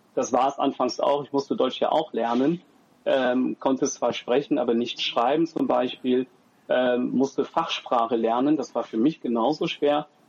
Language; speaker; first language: German; early bilingual, other home language; French